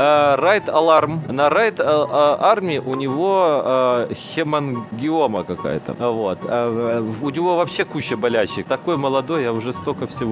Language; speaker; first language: Russian; native; Russian